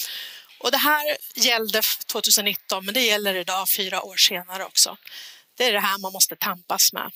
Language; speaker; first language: Swedish; native; Swedish